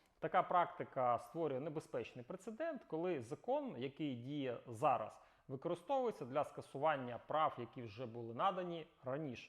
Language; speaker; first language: Ukrainian; native; Ukrainian